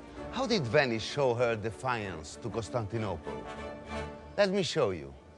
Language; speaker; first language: English; non-native, fluent; Italian